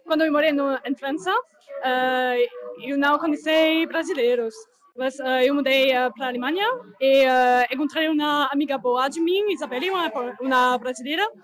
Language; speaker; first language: Portuguese; non-native, fluent; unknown